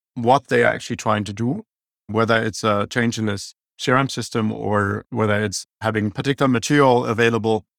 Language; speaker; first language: English; non-native, fluent; German